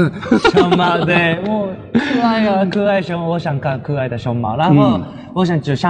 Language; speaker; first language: Chinese; non-native, learner; Japanese